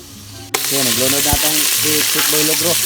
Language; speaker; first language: Filipino; non-native, local second language; Cebuano